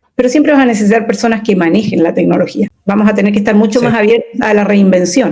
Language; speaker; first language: Spanish; native; Spanish